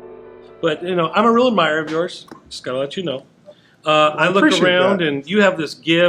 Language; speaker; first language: English; native; English